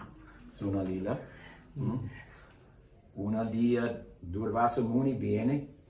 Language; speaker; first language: Spanish; non-native, learner; English